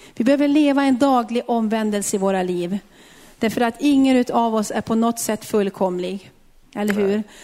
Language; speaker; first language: Swedish; native; Swedish